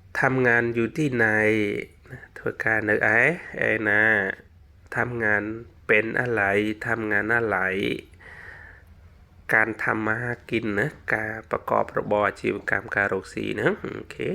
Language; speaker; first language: Thai; non-native, fluent; Khmer